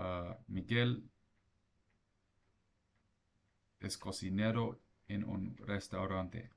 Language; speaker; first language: Spanish; non-native, learner; English